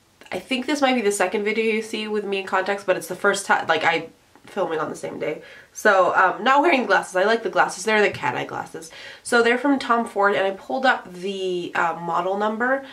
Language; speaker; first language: English; early bilingual, other home language; French